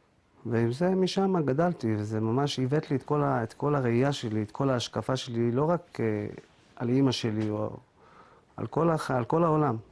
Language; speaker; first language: Hebrew; native; Hebrew